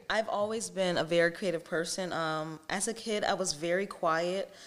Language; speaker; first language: English; native; English